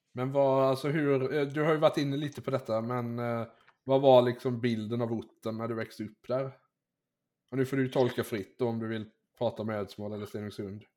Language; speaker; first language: Swedish; native; Swedish